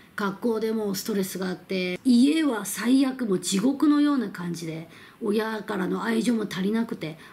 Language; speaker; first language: Japanese; non-native, fluent; Korean